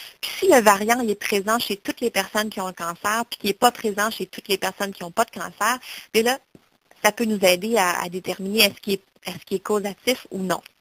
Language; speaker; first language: French; native; French